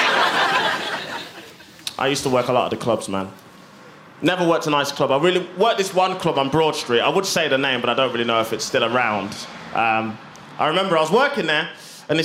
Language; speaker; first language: English; native; English